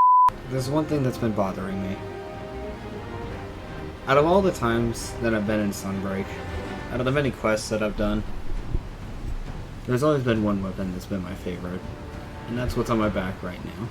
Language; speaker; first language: English; native; English